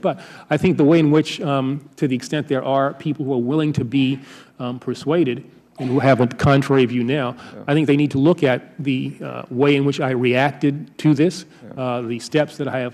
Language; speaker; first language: English; native; English